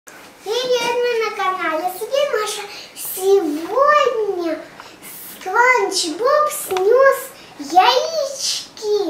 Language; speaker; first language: Russian; native; Russian